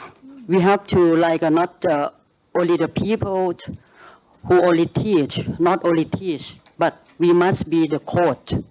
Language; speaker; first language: English; non-native, learner; Thai